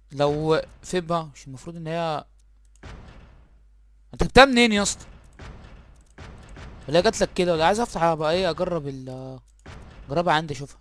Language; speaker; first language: Arabic; native; Arabic